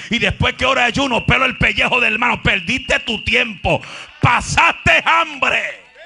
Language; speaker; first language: Spanish; native; Spanish